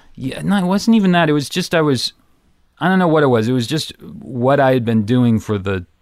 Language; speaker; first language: English; native; English